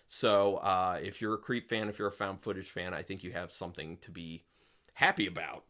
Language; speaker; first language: English; native; English